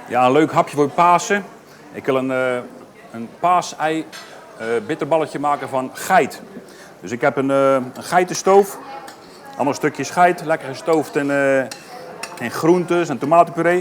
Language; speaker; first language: Dutch; native; Dutch